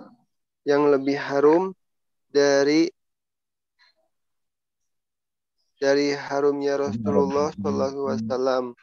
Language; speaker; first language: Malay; non-native, local second language; Sundanese